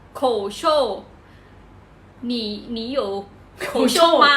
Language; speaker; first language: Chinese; non-native, learner; Thai